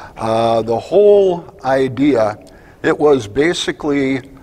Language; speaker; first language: English; native; English